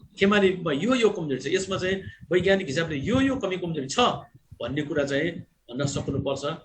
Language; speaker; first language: Nepali; non-native, local second language; Gurung